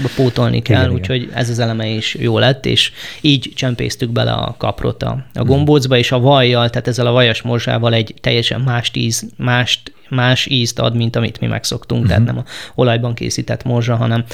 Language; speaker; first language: Hungarian; native; Hungarian